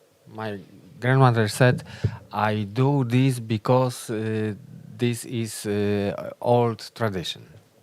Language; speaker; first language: English; non-native, learner; Polish